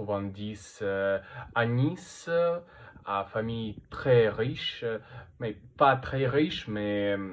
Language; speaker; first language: French; non-native, learner; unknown